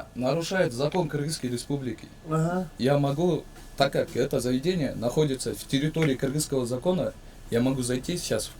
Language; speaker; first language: Russian; non-native, local second language; Kyrgyz